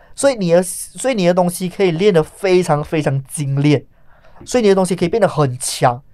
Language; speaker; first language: Chinese; native; Chinese